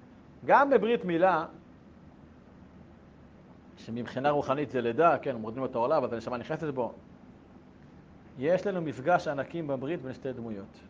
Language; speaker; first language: Hebrew; native; Hebrew